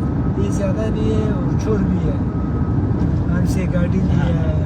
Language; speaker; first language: Hindi; non-native, learner; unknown